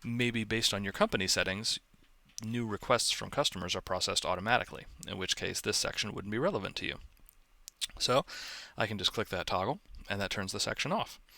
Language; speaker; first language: English; native; English